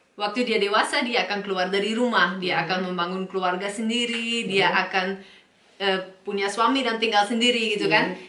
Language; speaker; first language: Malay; non-native, fluent; Dutch